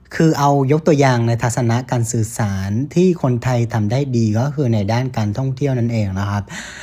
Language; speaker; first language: Thai; non-native, fluent; Vietnamese